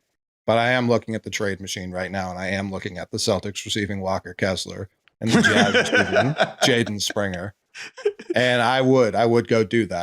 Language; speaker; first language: English; native; English